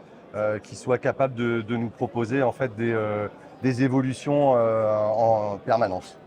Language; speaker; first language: French; native; French